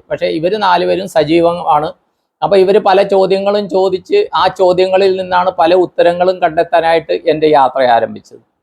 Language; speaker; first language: Malayalam; non-native, local second language; Konkani